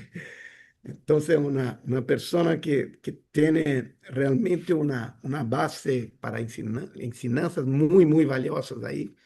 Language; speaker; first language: Spanish; non-native, fluent; Portuguese